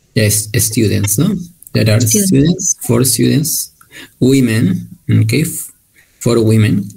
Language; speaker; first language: English; non-native, learner; Spanish